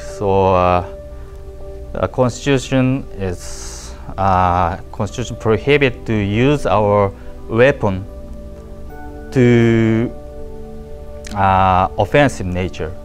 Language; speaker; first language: English; non-native, learner; Japanese